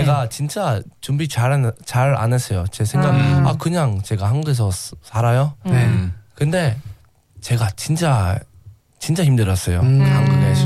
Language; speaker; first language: Korean; non-native, learner; English